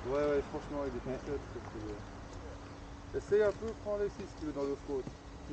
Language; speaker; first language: French; native; French